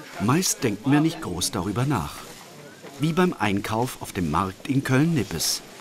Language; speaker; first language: German; native; German